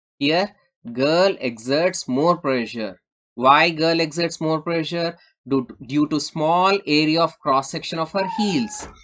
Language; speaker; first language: English; non-native, local second language; Urdu